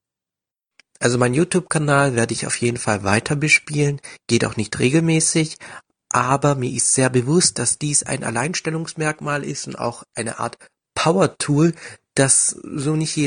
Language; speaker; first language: German; native; German